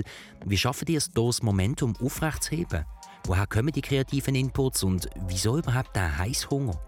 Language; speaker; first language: German; native; German